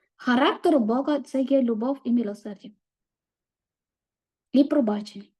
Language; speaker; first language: Ukrainian; non-native, learner; Malayalam